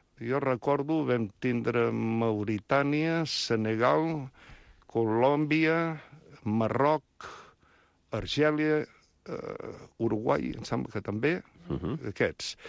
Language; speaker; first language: Catalan; native; Catalan